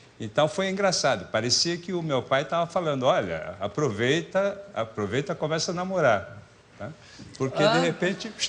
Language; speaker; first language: Portuguese; early bilingual, other home language; Japanese